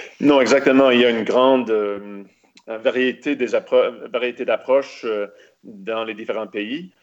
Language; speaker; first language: French; non-native, local second language; English